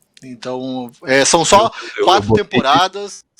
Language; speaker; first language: Portuguese; native; Portuguese